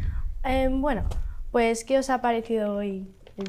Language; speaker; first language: Spanish; early bilingual, other home language; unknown